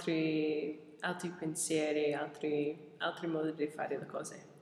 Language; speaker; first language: Italian; non-native, learner; English